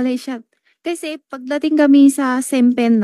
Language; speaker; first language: Filipino; non-native, learner; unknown